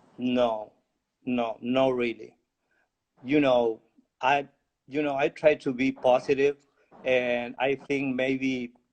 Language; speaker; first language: English; non-native, learner; Spanish